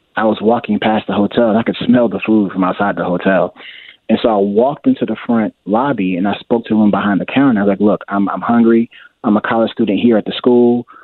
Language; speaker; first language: English; native; English